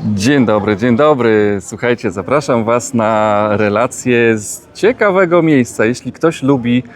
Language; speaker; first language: Polish; native; Polish